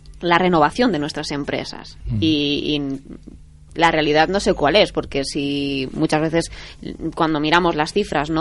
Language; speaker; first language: Spanish; native; Spanish